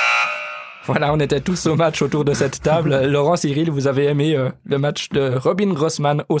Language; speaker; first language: French; native; French